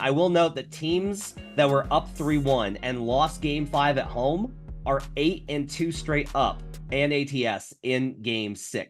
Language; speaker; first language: English; native; English